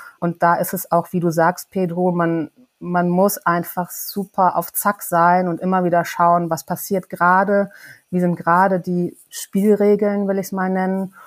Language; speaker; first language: German; native; German